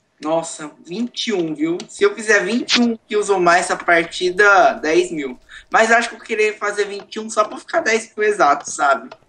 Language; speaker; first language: Portuguese; native; Portuguese